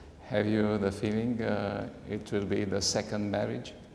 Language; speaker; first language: English; non-native, fluent; Romanian